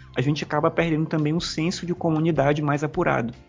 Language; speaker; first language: Portuguese; native; Portuguese